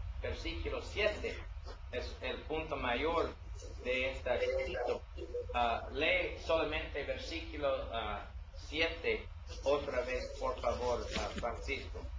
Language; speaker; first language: Spanish; non-native, learner; English